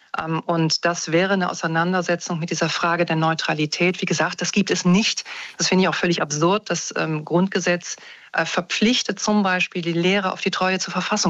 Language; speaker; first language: German; native; German